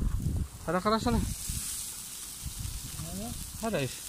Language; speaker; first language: Arabic; non-native, learner; Indonesian